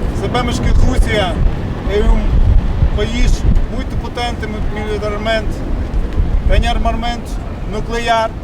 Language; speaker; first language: Portuguese; non-native, fluent; Ukrainian